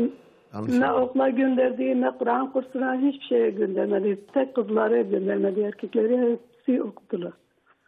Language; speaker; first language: Turkish; non-native, local second language; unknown